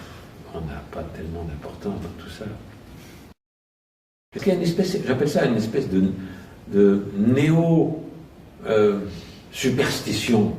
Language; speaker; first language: French; native; French